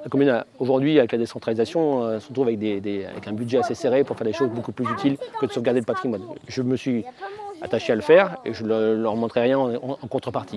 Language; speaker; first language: French; native; French